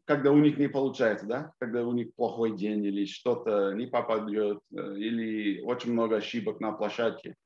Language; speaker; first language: Russian; non-native, fluent; English